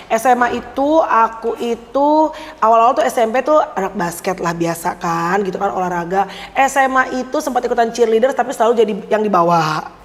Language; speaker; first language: Indonesian; native; Indonesian